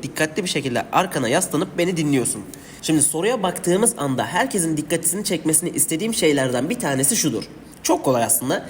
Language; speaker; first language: Turkish; native; Turkish